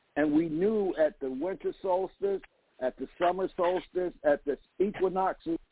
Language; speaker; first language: English; native; English